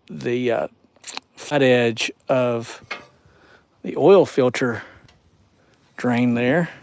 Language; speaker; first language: English; native; English